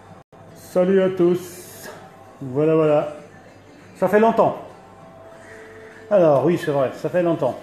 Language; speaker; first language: French; early bilingual, other home language; Italian